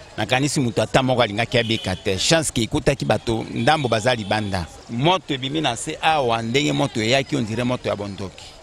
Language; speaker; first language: Lingala; native; Lingala